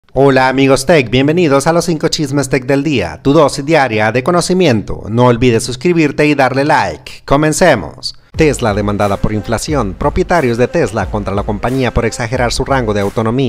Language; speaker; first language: Spanish; native; Spanish